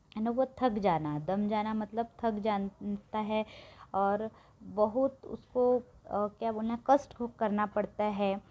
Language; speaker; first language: Hindi; non-native, local second language; Marathi